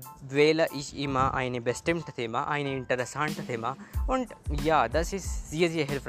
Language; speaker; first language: German; non-native, learner; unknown